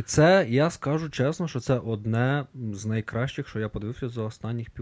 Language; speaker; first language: Ukrainian; native; Ukrainian